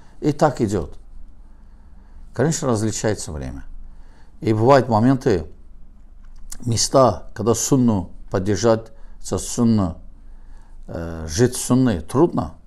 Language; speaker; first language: Russian; non-native, learner; Azerbaijani